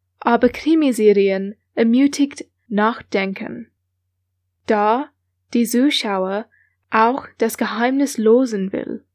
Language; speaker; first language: German; non-native, learner; English